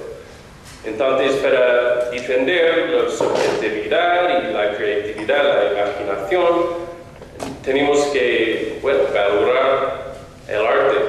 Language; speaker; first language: Spanish; non-native, fluent; English